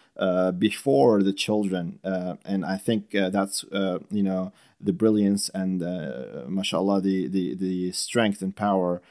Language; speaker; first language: English; non-native, fluent; Arabic